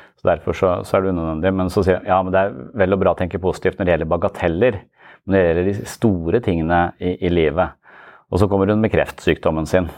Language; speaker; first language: Norwegian; native; Norwegian